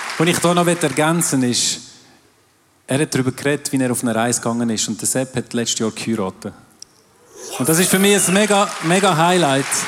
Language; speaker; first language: German; non-native, local second language; French